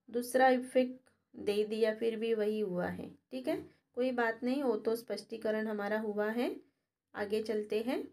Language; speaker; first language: Hindi; non-native, local second language; Marathi